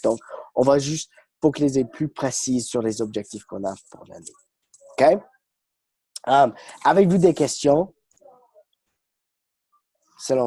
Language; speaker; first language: French; non-native, fluent; English